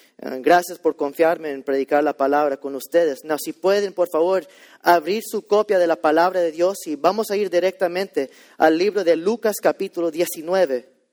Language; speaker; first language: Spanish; early bilingual, heritage; Spanish